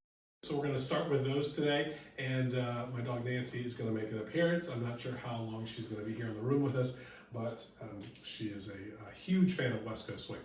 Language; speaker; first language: English; native; English